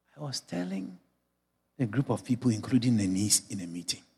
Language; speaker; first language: English; non-native, local second language; Akan